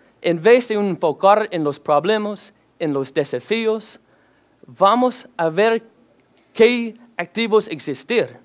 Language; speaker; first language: Spanish; non-native, learner; English